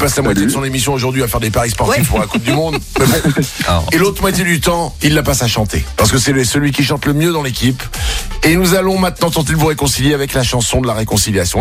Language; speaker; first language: French; native; French